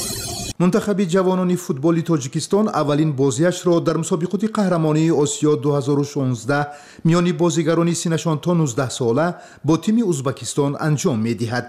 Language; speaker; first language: Persian; native; Persian